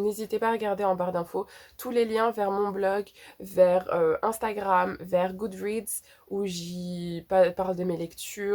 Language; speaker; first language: French; native; French